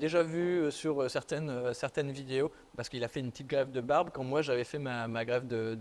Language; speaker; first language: French; native; French